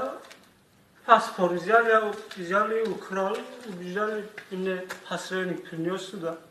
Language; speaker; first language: Russian; non-native, learner; Tajik